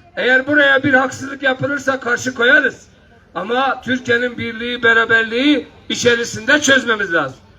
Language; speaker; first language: Turkish; non-native, local second language; Kurdish